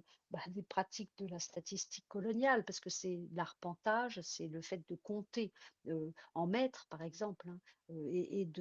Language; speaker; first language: French; native; French